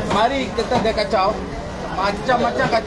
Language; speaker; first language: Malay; non-native, local second language; Tamil